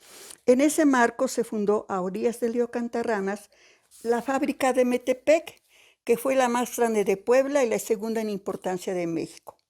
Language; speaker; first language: Spanish; native; Spanish